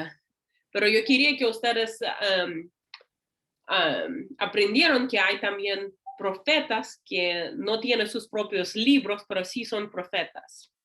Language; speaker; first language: Spanish; non-native, learner; English